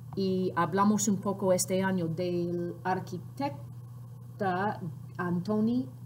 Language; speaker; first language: Spanish; non-native, fluent; English